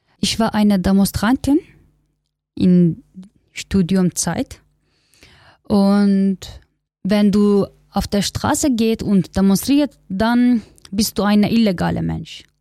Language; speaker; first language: German; non-native, learner; Kurdish